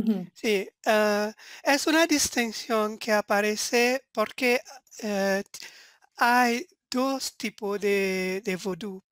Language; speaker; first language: Spanish; non-native, fluent; French